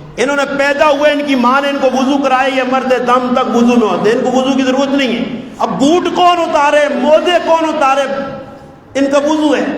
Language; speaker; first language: Urdu; non-native, local second language; Punjabi